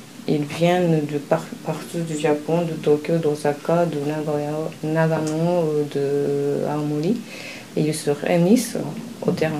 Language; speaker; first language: French; non-native, fluent; Japanese